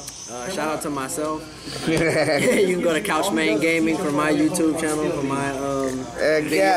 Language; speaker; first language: English; native; English